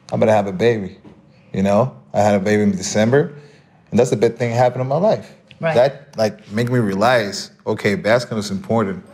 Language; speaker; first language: English; non-native, fluent; Spanish